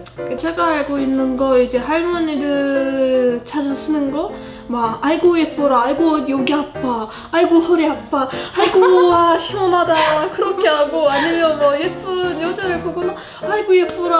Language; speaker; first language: Korean; non-native, fluent; Uzbek